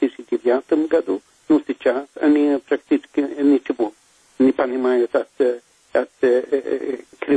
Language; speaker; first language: Russian; non-native, fluent; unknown